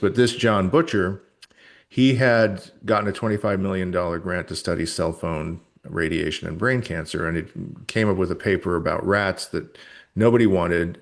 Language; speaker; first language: English; native; English